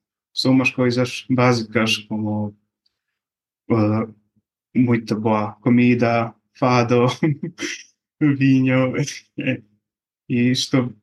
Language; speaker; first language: Portuguese; non-native, fluent; Bosnian